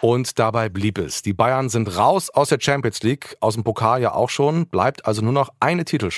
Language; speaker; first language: German; native; German